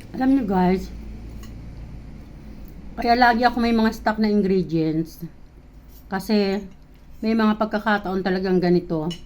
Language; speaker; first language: Filipino; native; Filipino